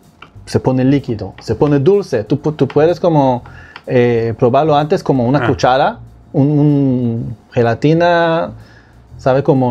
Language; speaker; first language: Spanish; non-native, fluent; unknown